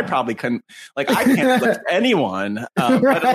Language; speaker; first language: English; native; English